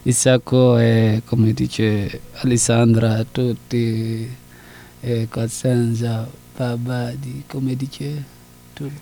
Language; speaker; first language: Italian; non-native, learner; Susu